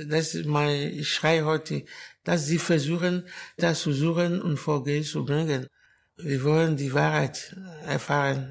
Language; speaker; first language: German; non-native, learner; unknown